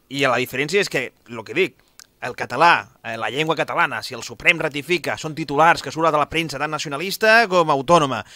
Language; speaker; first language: Catalan; non-native, local second language; Spanish